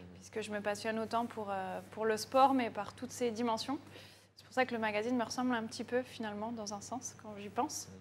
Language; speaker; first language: French; native; French